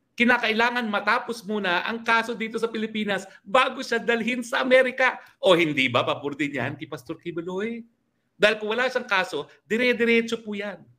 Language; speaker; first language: Filipino; native; Filipino